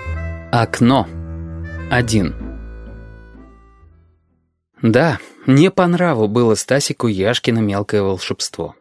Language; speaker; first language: Russian; native; Russian